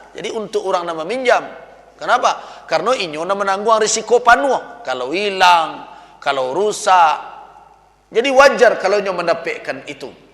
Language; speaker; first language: Malay; non-native, local second language; Minangkabau